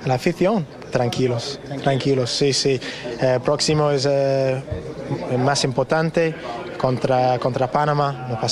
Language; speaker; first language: Spanish; non-native, learner; English